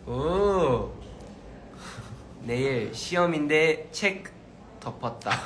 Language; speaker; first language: Korean; early bilingual, heritage; Korean